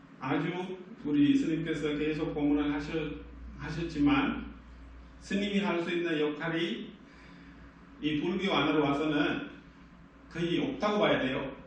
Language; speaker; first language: Korean; non-native, fluent; Sinhala